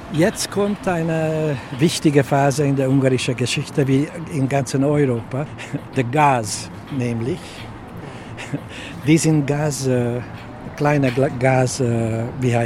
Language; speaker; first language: German; non-native, fluent; Hungarian